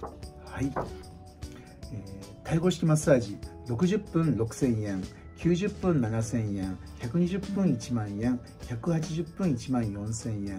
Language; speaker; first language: Japanese; native; Japanese